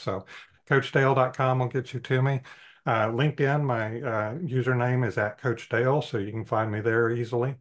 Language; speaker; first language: English; native; English